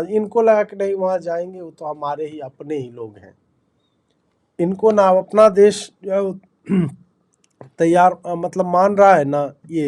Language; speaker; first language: Hindi; native; Hindi